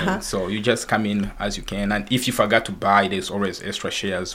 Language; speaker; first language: English; non-native, fluent; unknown